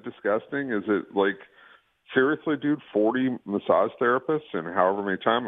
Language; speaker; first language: English; native; English